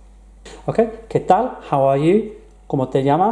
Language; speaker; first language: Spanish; non-native, fluent; English